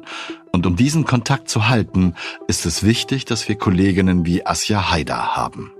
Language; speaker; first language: German; native; German